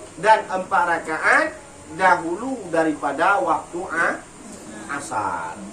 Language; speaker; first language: Malay; native; Malay